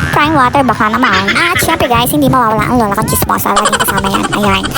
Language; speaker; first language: Filipino; native; Filipino